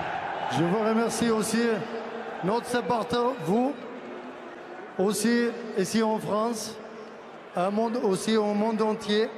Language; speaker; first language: French; non-native, learner; Arabic